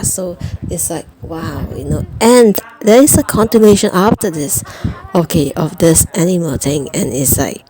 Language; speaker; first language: English; non-native, fluent; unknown